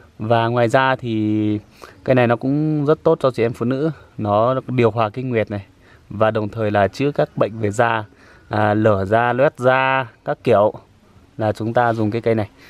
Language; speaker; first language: Vietnamese; non-native, local second language; Iu Mien